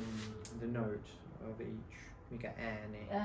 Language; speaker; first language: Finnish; non-native, learner; English